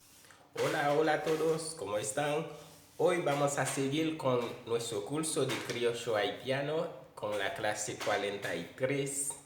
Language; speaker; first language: Spanish; non-native, fluent; Haitian Creole